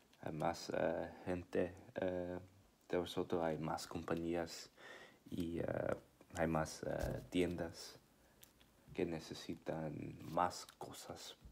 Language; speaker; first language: Spanish; non-native, learner; English